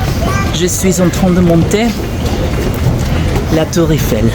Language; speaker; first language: French; non-native, learner; Spanish